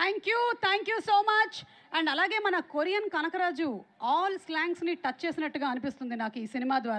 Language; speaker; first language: Telugu; native; Telugu